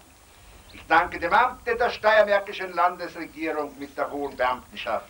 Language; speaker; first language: German; native; German